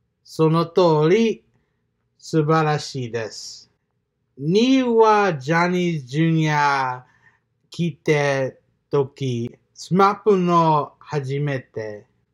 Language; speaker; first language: Japanese; non-native, learner; English